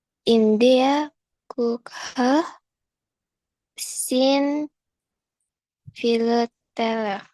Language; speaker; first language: German; non-native, learner; Indonesian